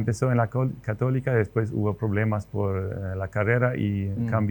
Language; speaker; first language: Spanish; non-native, local second language; Plautdietsch